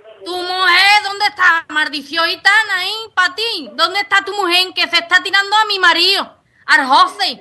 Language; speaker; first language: Spanish; native; Spanish